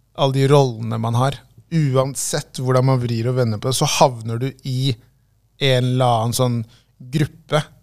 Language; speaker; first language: Norwegian; early bilingual, other home language; Tigrinya